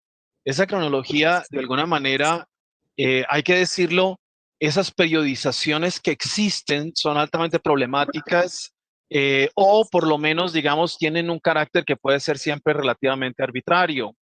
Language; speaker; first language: Spanish; native; Spanish